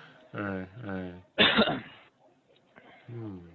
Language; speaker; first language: English; non-native, learner; Korean